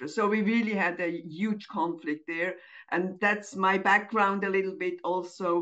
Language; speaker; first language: English; non-native, fluent; German